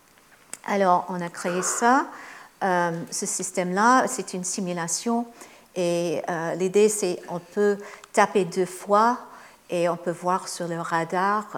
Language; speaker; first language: French; non-native, fluent; English